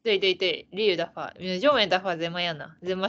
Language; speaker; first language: Chinese; non-native, learner; Japanese